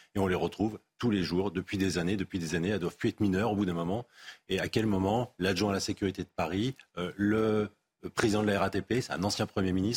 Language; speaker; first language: French; native; French